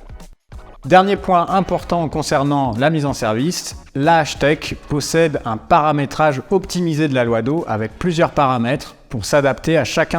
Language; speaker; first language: French; native; French